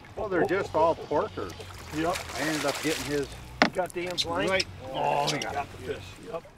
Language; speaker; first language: English; native; English